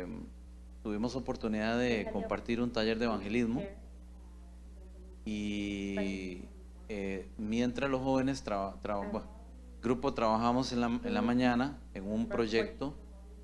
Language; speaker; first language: Spanish; native; Spanish